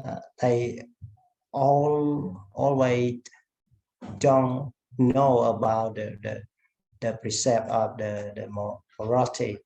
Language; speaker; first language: English; non-native, learner; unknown